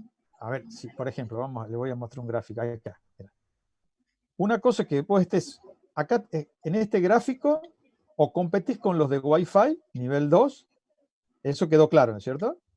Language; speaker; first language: Spanish; native; Spanish